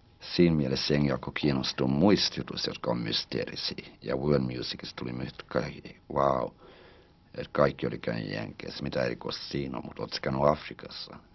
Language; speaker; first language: Finnish; early bilingual, heritage; Finnish